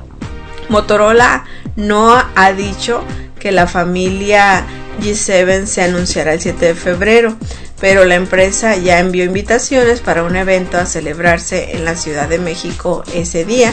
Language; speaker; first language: Spanish; native; Spanish